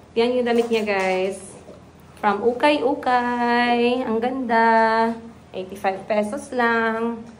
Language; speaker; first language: Filipino; native; Filipino